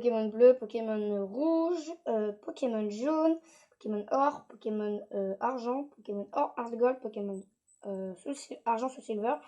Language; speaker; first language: French; native; French